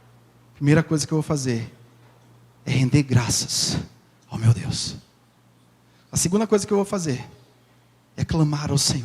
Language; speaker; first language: Portuguese; native; Portuguese